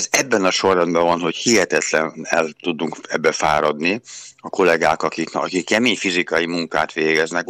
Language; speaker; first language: Hungarian; native; Hungarian